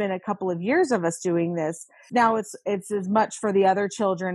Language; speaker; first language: English; native; English